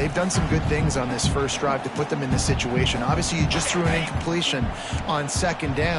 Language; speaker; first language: English; native; English